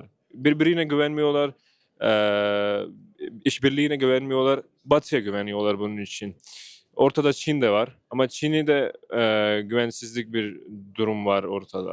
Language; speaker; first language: Turkish; non-native, fluent; Urdu